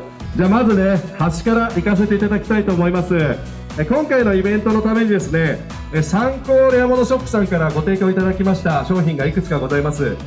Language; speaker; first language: Japanese; native; Japanese